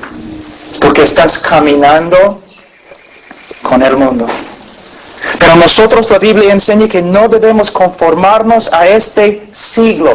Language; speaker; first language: Spanish; non-native, fluent; English